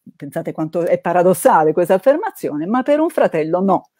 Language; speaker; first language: Italian; native; Italian